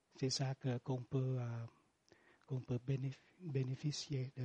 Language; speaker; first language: French; non-native, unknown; Vietnamese